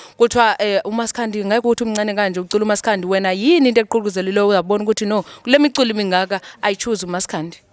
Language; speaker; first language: Zulu; non-native, local second language; Xhosa